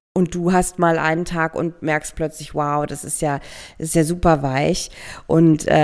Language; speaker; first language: German; native; German